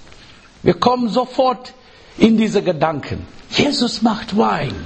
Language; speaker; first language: German; non-native, learner; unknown